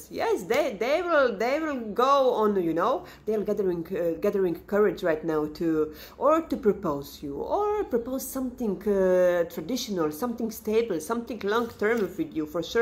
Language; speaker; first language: English; non-native, fluent; Serbian